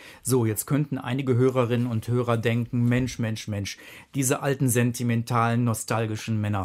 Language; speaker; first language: German; native; German